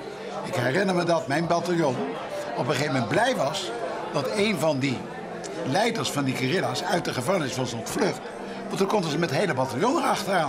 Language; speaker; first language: Dutch; native; Dutch